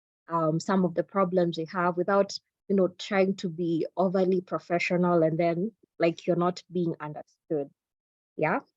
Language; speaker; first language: English; non-native, local second language; Swahili